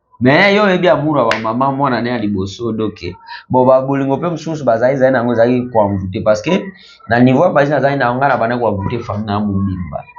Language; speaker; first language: Lingala; native; Lingala